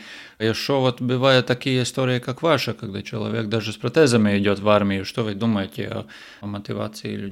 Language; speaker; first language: Russian; non-native, local second language; Latvian